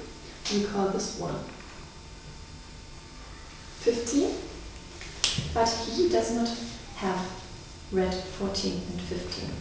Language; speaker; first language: English; non-native, fluent; German